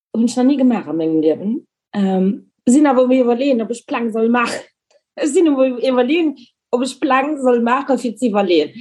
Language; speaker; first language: Luxembourgish; early bilingual, other home language; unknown